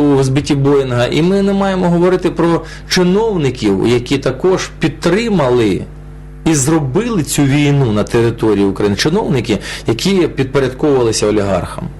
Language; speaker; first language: Ukrainian; non-native, local second language; Russian